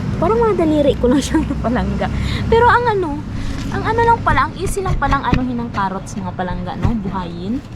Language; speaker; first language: Filipino; non-native, local second language; Hiligaynon